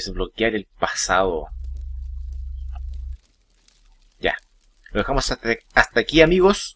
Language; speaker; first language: Spanish; native; Spanish